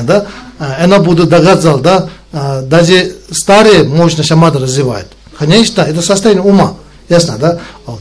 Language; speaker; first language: Russian; non-native, learner; Tibetan